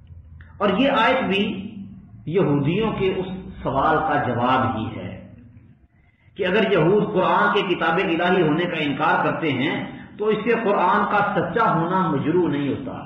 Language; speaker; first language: Urdu; native; Urdu